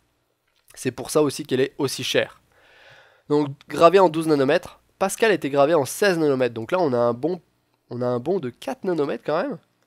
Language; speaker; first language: French; native; French